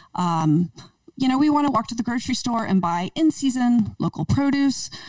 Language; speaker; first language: English; native; English